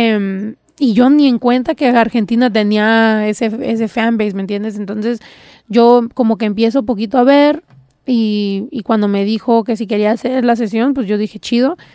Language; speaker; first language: Spanish; early bilingual, heritage; Spanish